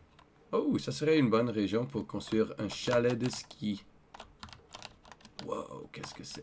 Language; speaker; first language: French; non-native, learner; English